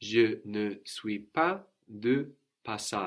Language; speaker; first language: French; non-native, fluent; English